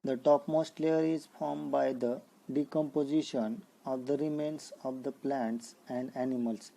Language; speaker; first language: English; non-native, local second language; Marathi